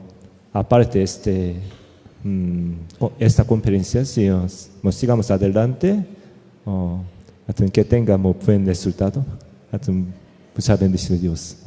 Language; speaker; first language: Spanish; non-native, learner; Korean